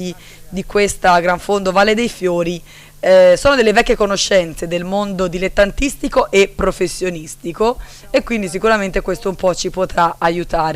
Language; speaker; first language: Italian; native; Italian